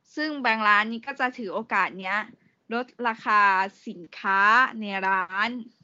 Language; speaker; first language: Thai; native; Thai